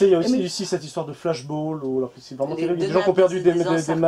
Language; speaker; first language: French; native; French